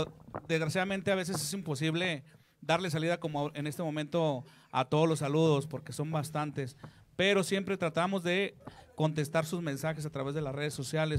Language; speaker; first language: Spanish; native; Spanish